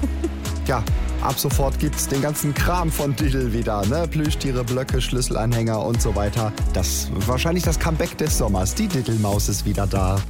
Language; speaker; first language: German; native; German